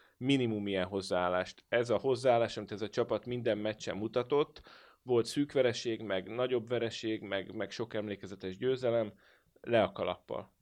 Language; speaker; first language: Hungarian; native; Hungarian